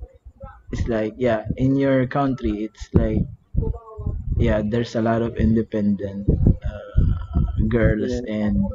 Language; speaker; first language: English; non-native, learner; Filipino